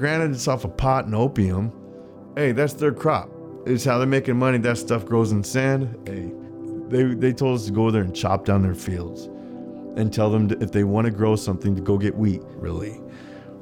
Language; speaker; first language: English; native; English